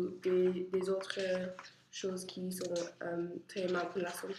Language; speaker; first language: French; non-native, learner; English